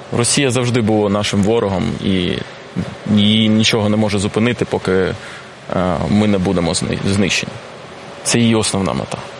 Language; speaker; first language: Ukrainian; non-native, local second language; Russian